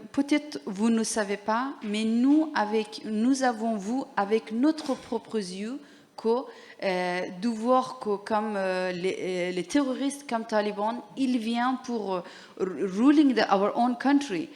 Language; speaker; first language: French; non-native, learner; Persian